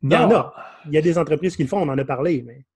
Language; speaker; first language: French; native; French